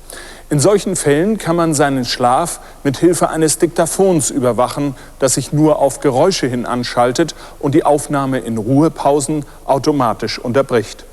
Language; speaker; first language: German; native; German